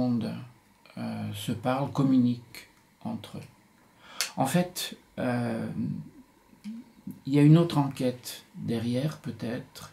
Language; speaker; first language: French; native; French